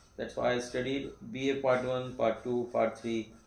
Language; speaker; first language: English; non-native, local second language; Marathi